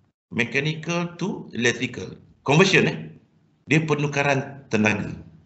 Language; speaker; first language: English; non-native, local second language; Malay